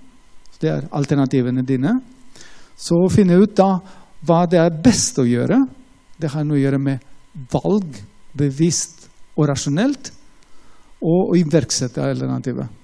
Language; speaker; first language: Norwegian; non-native, fluent; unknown